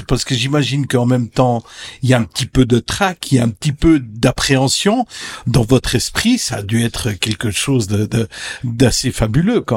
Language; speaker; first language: French; native; French